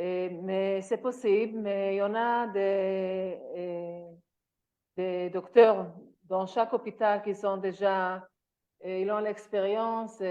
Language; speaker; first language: French; non-native, learner; Hebrew